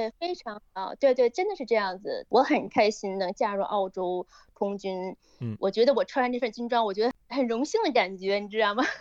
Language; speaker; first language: Chinese; native; Chinese